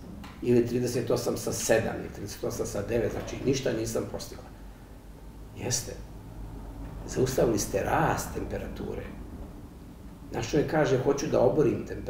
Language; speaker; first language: Bosnian; native; Bosnian